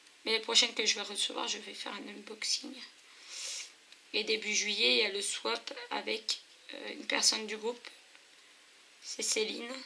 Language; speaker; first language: French; native; French